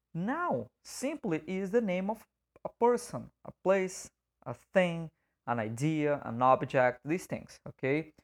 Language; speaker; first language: English; non-native, fluent; Portuguese